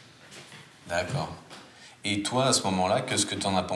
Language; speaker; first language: French; native; French